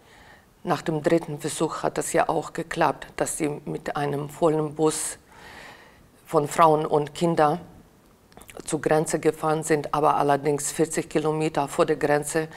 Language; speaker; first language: German; non-native, fluent; Ukrainian